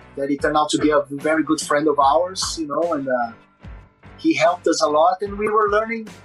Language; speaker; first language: English; non-native, fluent; Portuguese